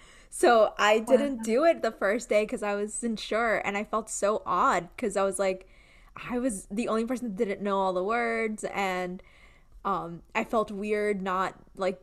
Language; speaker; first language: English; early bilingual, other home language; Gujarati